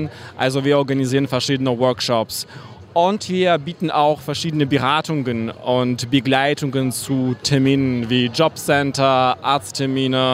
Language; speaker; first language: German; non-native, fluent; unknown